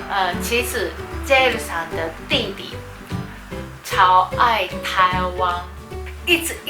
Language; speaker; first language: Chinese; non-native, fluent; Japanese